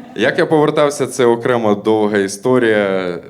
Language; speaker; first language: Ukrainian; native; Ukrainian